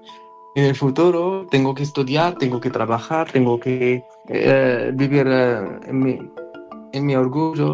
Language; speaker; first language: Spanish; non-native, learner; Arabic